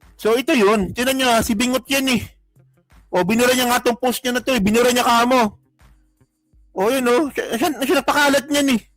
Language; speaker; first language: Filipino; native; Filipino